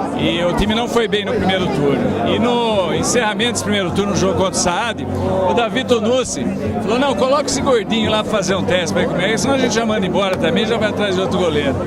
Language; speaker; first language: Portuguese; native; Portuguese